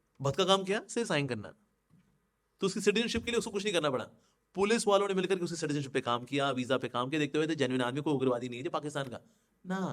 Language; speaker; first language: Hindi; native; Hindi